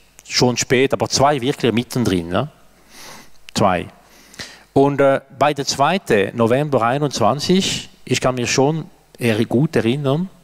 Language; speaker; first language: German; non-native, local second language; French